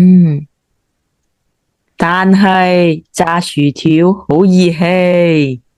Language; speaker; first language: Cantonese; native; Cantonese